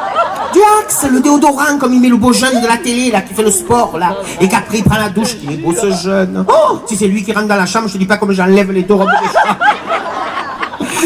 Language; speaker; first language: French; native; French